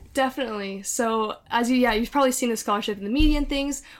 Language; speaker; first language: English; native; English